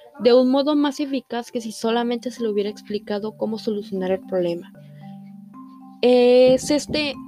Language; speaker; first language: Spanish; native; Spanish